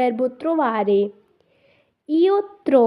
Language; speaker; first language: Italian; non-native, fluent; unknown